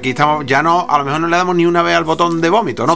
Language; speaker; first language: Spanish; native; Spanish